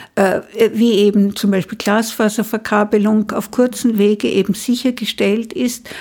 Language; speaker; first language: German; native; German